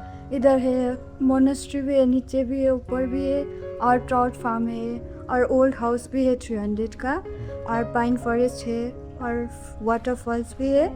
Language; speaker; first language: Hindi; non-native, local second language; Nepali